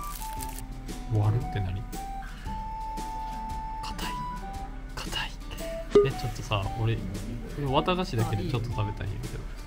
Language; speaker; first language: Japanese; native; Japanese